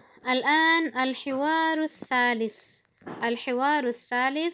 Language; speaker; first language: Arabic; non-native, fluent; Indonesian